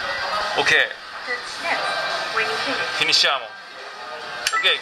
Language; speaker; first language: Italian; non-native, learner; Japanese